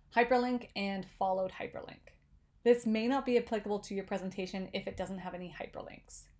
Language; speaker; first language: English; native; English